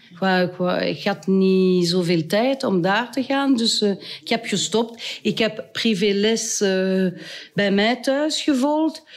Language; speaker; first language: Dutch; non-native, local second language; French